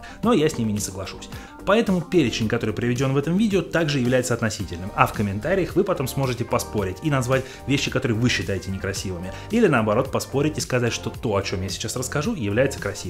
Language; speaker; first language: Russian; native; Russian